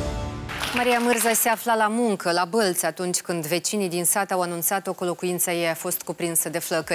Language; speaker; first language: Romanian; native; Romanian